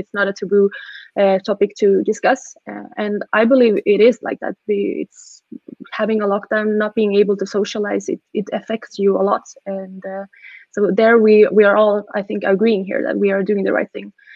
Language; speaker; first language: English; non-native, fluent; Swedish